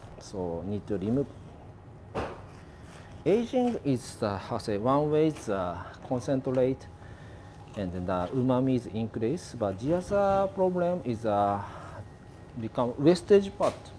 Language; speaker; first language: English; non-native, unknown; Japanese